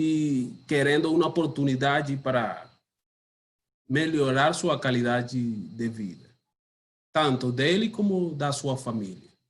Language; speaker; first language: Portuguese; non-native, learner; Spanish